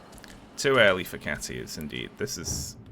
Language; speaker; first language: English; native; English